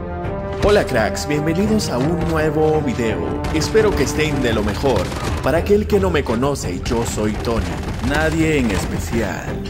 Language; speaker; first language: Spanish; native; Spanish